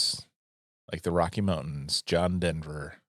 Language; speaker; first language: English; native; English